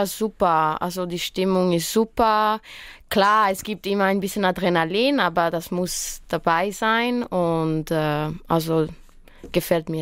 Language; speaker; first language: German; non-native, fluent; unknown